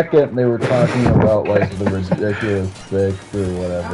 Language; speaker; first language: English; native; English